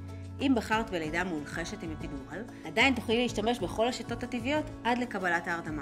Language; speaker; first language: Hebrew; native; Hebrew